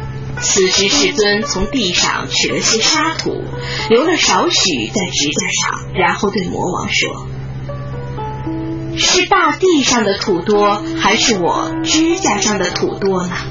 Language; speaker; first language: Chinese; native; Chinese